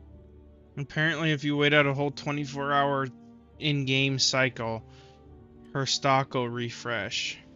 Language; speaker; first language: English; native; English